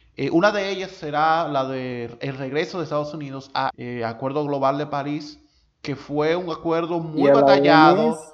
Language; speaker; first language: Spanish; native; Spanish